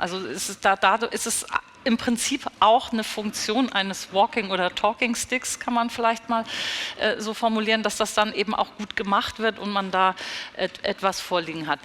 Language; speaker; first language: German; native; German